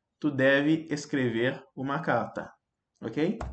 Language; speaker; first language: Portuguese; non-native, fluent; French